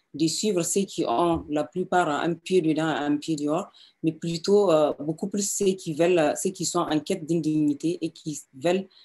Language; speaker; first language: French; non-native, local second language; Hausa